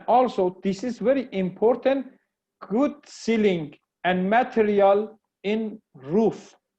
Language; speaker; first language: English; non-native, learner; Persian